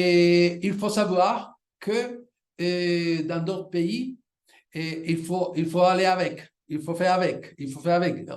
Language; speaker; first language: French; non-native, fluent; Spanish